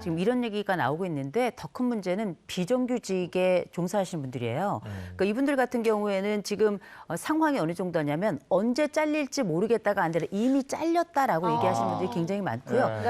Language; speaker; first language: Korean; native; Korean